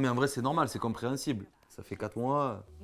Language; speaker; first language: French; native; French